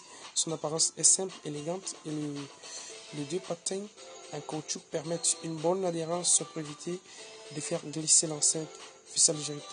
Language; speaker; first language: French; native; French